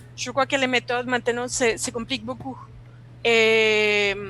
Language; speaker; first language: French; non-native, fluent; Spanish